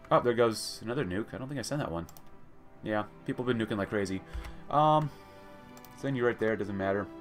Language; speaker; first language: English; native; English